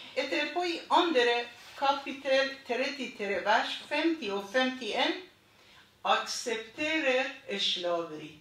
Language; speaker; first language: Norwegian; non-native, fluent; Persian